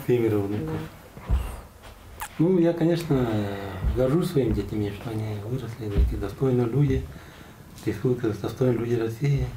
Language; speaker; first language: Russian; non-native, local second language; Buriat